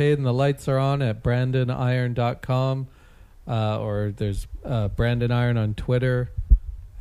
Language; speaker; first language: English; native; English